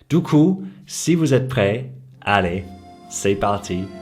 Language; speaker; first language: French; non-native, fluent; English